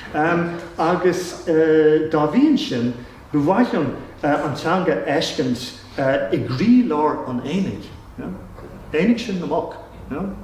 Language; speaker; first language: Irish; non-native, local second language; English